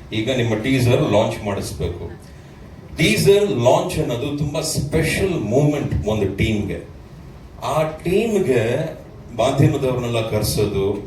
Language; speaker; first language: Kannada; native; Kannada